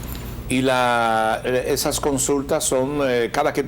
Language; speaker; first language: Spanish; native; Spanish